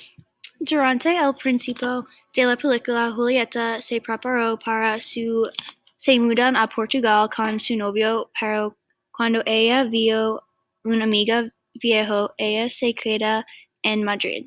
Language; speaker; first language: Spanish; non-native, learner; English